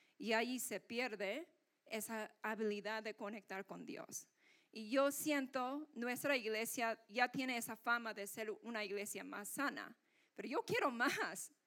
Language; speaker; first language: Spanish; non-native, fluent; Korean